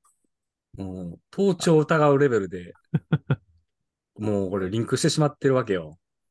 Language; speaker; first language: Japanese; native; Japanese